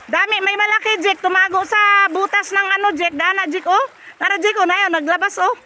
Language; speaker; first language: Filipino; native; Filipino